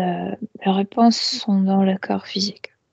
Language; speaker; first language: French; non-native, fluent; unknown